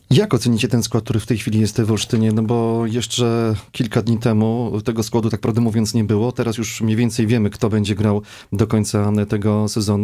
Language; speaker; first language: Polish; native; Polish